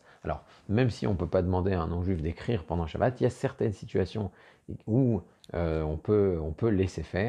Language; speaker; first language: French; native; French